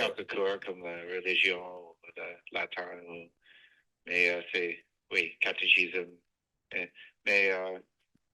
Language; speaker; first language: French; non-native, fluent; English